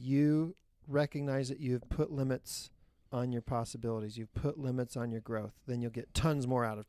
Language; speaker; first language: English; native; English